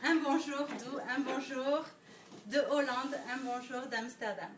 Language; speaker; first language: French; non-native, fluent; Dutch